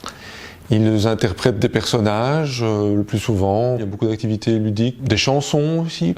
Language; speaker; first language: French; native; French